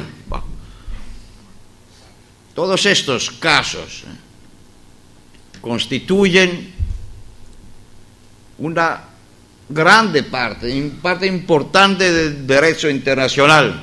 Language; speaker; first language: Spanish; non-native, fluent; Greek